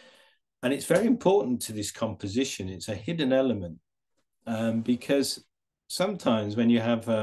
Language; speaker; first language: English; native; English